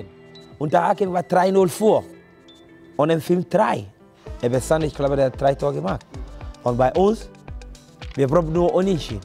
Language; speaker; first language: German; non-native, fluent; Akan